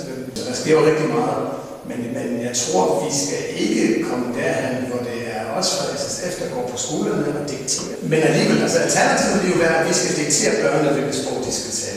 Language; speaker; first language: Danish; native; Danish